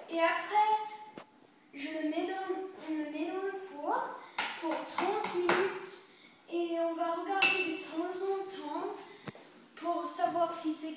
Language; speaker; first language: French; early bilingual, other home language; English